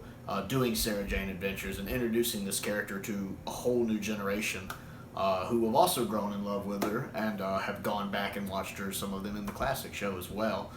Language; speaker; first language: English; native; English